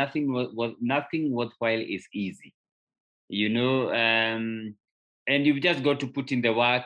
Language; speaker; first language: English; non-native, local second language; Kikuyu